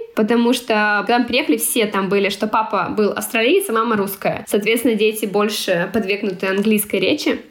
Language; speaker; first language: Russian; non-native, local second language; Tatar